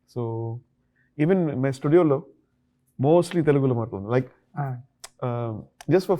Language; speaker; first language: Telugu; non-native, learner; Tamil